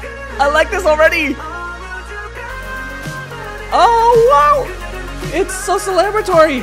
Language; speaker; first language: English; native; English